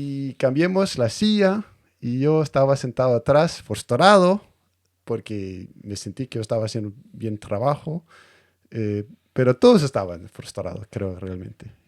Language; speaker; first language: Spanish; non-native, fluent; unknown